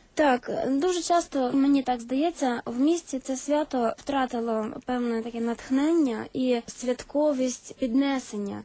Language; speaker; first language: Ukrainian; native; Ukrainian